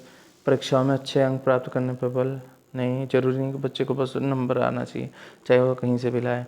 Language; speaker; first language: Hindi; native; Hindi